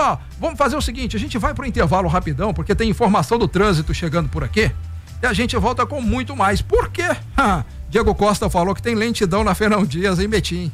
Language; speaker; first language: Portuguese; native; Portuguese